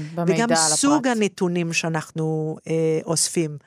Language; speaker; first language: Hebrew; non-native, fluent; English